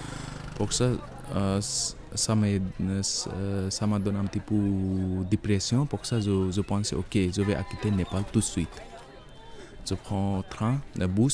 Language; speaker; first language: French; non-native, learner; Nepali